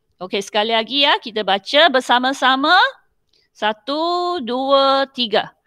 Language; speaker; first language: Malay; non-native, local second language; Chinese